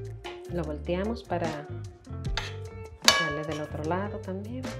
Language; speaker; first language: Spanish; native; Spanish